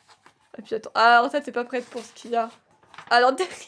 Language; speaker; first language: French; native; French